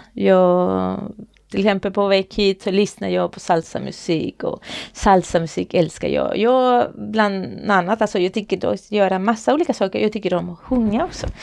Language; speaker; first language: Swedish; non-native, fluent; Spanish